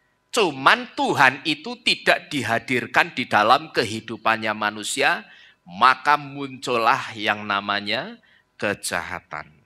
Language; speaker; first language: Indonesian; native; Indonesian